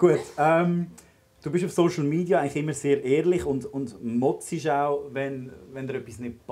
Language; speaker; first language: German; native; German